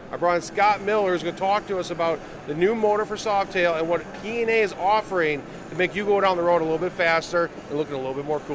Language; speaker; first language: English; native; English